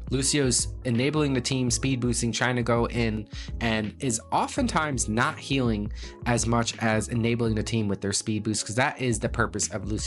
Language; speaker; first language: English; native; English